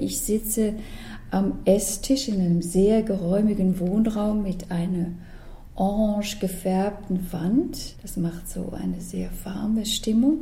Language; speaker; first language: German; native; German